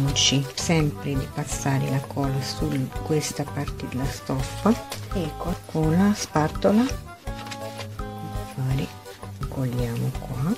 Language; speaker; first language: Italian; non-native, fluent; Portuguese